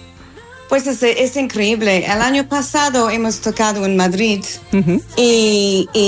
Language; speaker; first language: Spanish; non-native, fluent; English